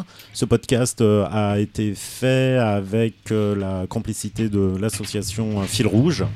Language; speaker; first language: French; native; French